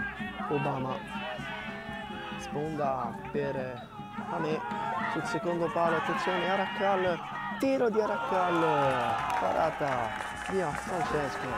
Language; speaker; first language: Italian; native; Italian